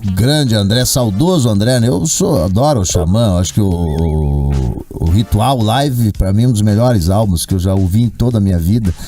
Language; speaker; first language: Portuguese; native; Portuguese